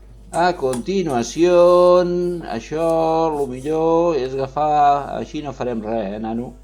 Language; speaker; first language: Catalan; non-native, local second language; Spanish